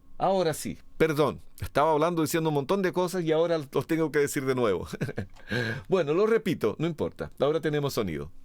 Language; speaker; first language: Spanish; early bilingual, other home language; Portuguese